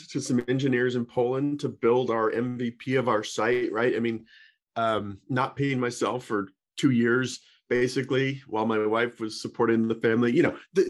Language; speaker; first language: English; native; English